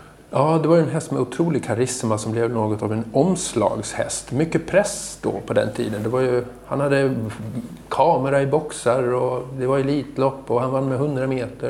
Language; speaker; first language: Swedish; native; Swedish